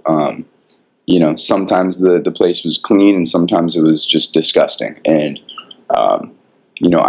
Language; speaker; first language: English; native; English